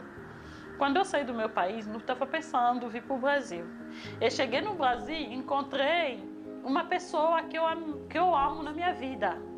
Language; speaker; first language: Portuguese; non-native, fluent; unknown